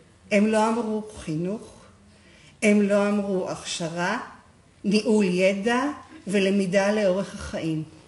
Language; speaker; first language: Hebrew; native; Hebrew